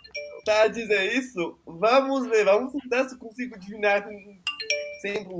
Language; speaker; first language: Portuguese; non-native, fluent; Italian